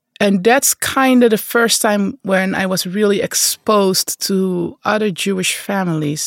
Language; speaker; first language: English; non-native, fluent; Dutch